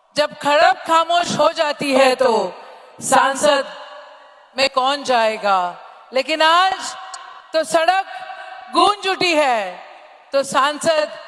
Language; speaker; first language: Hindi; non-native, local second language; Marathi